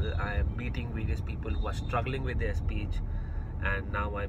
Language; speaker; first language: English; non-native, local second language; Hindi